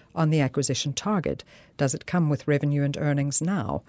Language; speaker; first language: English; native; English